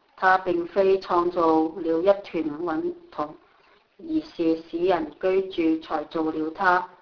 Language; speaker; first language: Chinese; non-native, local second language; Cantonese